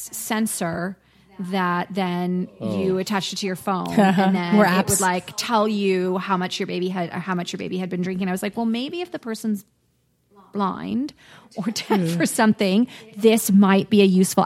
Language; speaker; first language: English; native; English